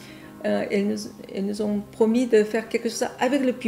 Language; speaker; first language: French; non-native, fluent; Korean